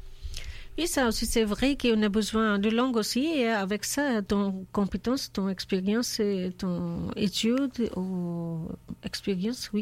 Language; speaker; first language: French; non-native, learner; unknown